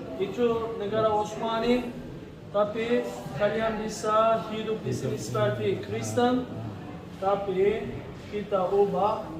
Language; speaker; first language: Indonesian; non-native, learner; Turkish